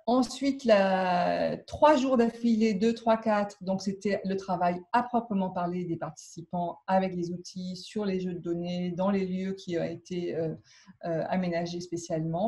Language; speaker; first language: French; native; French